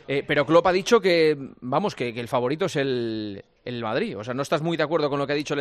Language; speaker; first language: Spanish; native; Spanish